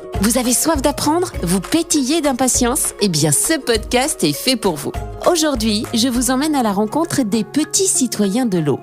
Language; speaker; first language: French; native; French